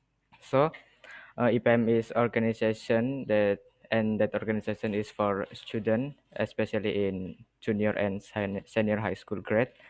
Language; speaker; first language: English; non-native, learner; Indonesian